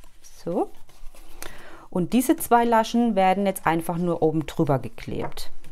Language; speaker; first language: German; native; German